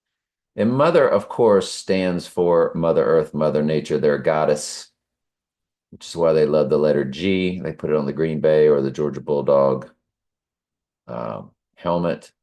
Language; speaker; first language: English; native; English